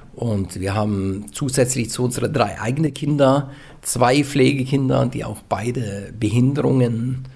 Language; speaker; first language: German; non-native, fluent; Norwegian